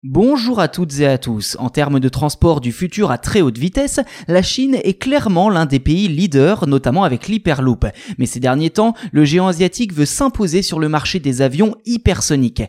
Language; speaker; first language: French; native; French